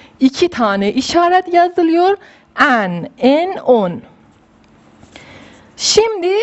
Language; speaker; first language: Turkish; non-native, fluent; Persian